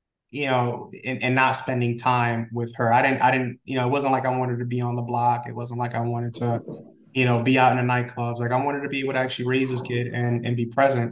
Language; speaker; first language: English; early bilingual, other home language; Spanish